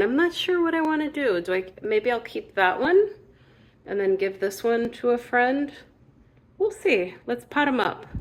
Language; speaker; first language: English; native; English